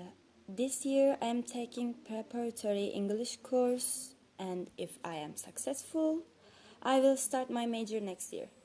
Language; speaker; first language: English; non-native, fluent; Turkish